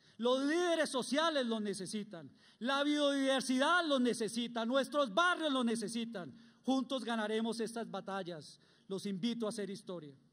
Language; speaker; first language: Spanish; native; Spanish